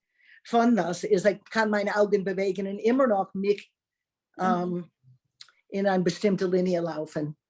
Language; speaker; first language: German; non-native, learner; English